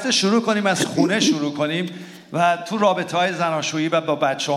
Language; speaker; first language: Persian; native; Persian